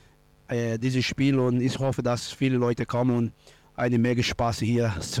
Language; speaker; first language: German; non-native, learner; Portuguese